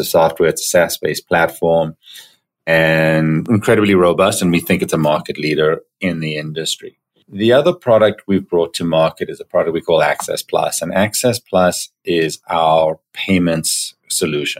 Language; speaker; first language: English; native; English